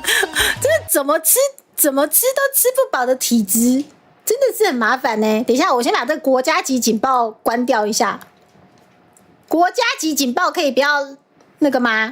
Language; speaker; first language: Chinese; native; Chinese